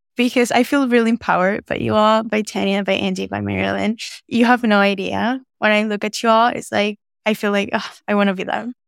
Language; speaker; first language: English; non-native, fluent; Spanish